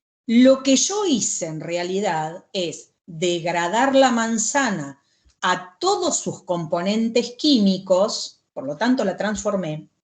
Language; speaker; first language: Spanish; native; Spanish